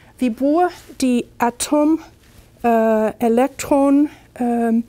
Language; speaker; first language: Danish; non-native, fluent; English